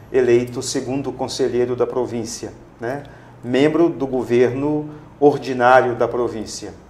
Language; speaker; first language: Portuguese; native; Portuguese